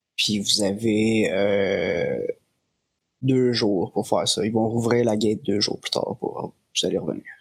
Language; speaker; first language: French; native; French